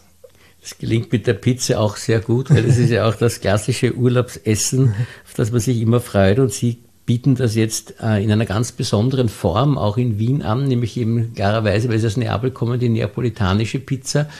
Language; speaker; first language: German; native; German